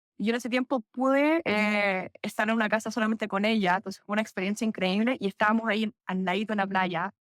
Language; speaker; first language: Spanish; native; Spanish